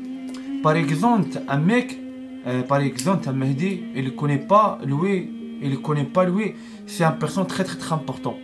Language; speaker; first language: French; non-native, learner; Arabic